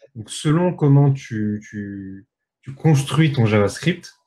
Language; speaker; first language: French; native; French